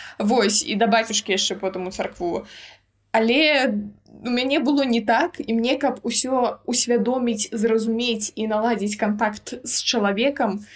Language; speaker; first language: Belarusian; non-native, local second language; Russian